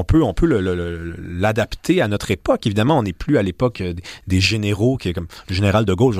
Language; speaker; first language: French; native; French